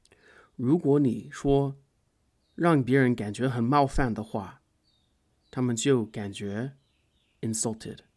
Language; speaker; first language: Chinese; non-native, fluent; English